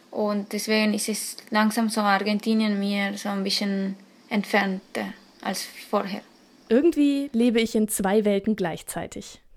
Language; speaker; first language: German; non-native, fluent; Spanish